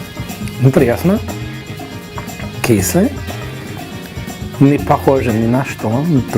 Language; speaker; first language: Russian; non-native, fluent; English